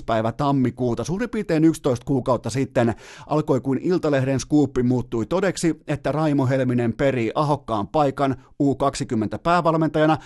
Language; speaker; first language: Finnish; native; Finnish